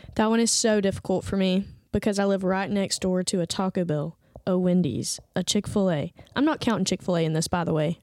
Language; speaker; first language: English; native; English